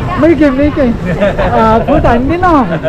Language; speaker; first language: Thai; non-native, learner; Chinese